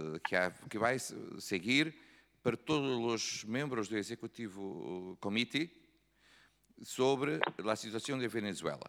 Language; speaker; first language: Spanish; non-native, learner; Portuguese